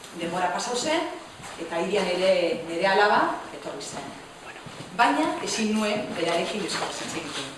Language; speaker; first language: Basque; non-native, local second language; Spanish